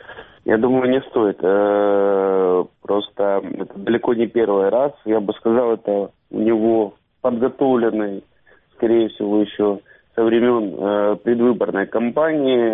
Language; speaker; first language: Russian; native; Russian